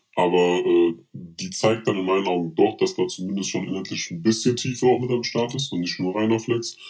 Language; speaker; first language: German; early bilingual, other home language; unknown